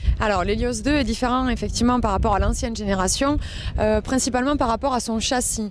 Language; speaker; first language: French; native; French